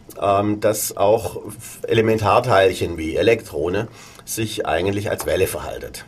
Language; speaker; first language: German; native; German